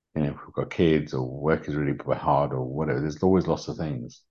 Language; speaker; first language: English; native; English